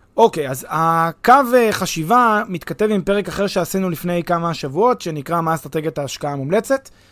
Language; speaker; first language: Hebrew; native; Hebrew